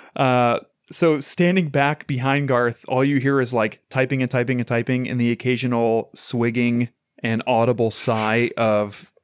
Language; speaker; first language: English; native; English